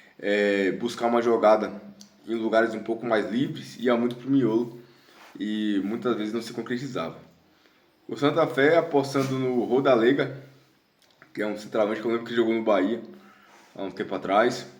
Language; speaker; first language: Portuguese; native; Portuguese